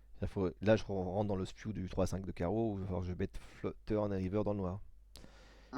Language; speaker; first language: French; native; French